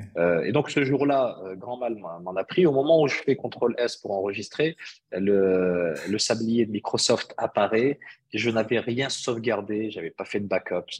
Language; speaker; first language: French; early bilingual, other home language; Arabic